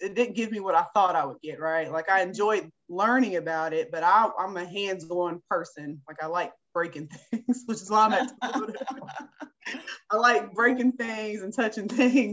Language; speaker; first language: English; native; English